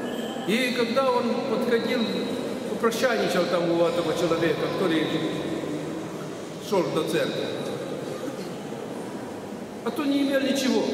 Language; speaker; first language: Russian; non-native, local second language; Ukrainian